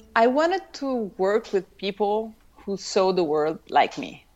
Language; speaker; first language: English; early bilingual, other home language; Italian